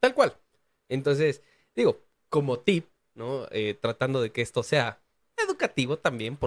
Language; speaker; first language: Spanish; native; Spanish